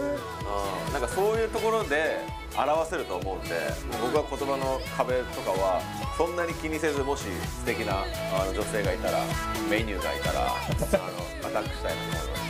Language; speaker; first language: Japanese; native; Japanese